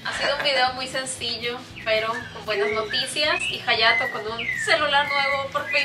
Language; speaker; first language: Spanish; native; Spanish